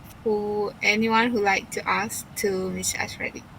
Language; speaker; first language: English; non-native, local second language; Malay